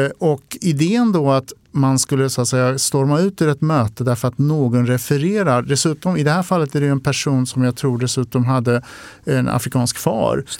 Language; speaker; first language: Swedish; early bilingual, other home language; Turkish